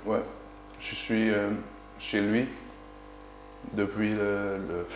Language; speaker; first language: French; non-native, learner; Dutch